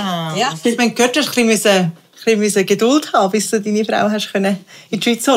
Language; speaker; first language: German; native; German